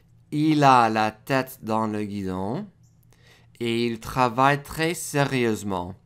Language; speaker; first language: French; non-native, fluent; English